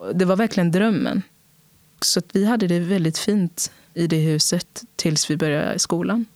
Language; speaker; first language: Swedish; early bilingual, other home language; Portuguese